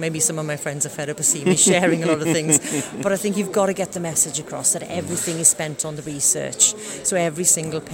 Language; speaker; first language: English; native; English